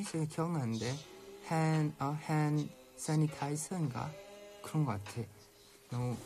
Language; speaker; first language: Korean; non-native, fluent; Thai